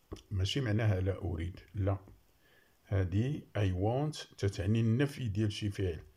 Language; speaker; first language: Arabic; native; Arabic